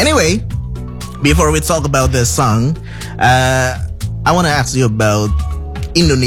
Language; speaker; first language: English; non-native, fluent; Indonesian